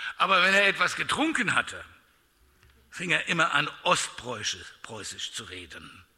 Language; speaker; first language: German; native; German